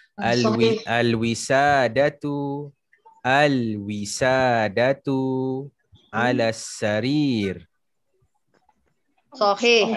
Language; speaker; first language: Arabic; non-native, fluent; Malay